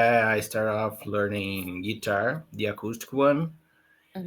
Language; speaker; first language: English; non-native, learner; Portuguese